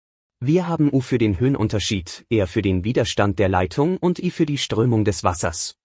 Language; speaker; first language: German; native; German